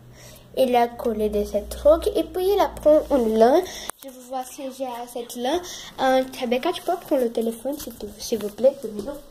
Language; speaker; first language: French; non-native, learner; Portuguese